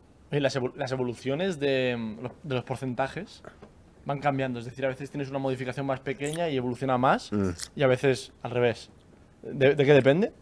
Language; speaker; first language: Spanish; native; Spanish